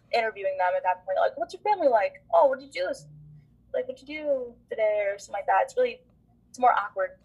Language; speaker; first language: English; native; English